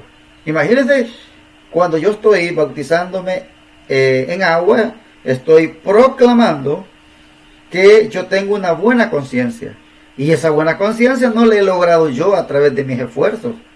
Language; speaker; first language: Spanish; native; Spanish